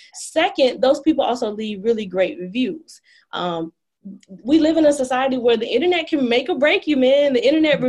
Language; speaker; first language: English; native; English